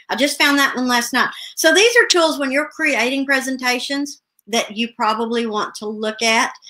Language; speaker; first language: English; native; English